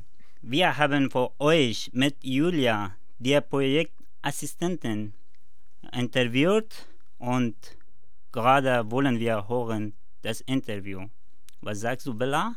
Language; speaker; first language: German; non-native, learner; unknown